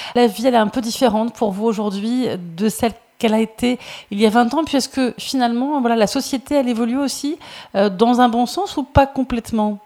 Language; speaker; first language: French; native; French